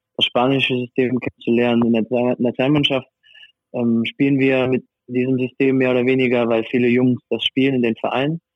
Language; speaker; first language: German; non-native, fluent; French